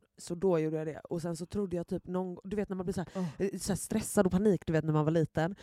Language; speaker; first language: Swedish; native; Swedish